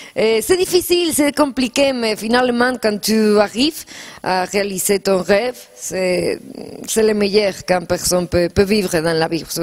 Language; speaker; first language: French; non-native, learner; Spanish